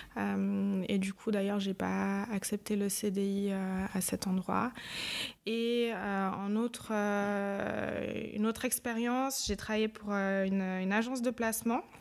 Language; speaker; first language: French; native; French